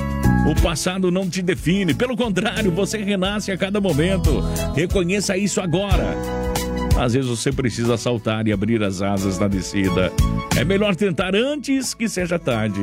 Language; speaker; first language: Portuguese; native; Portuguese